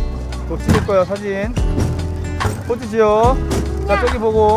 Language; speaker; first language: Korean; native; Korean